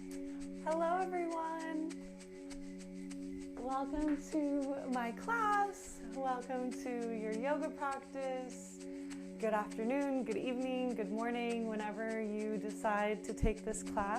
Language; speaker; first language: English; native; English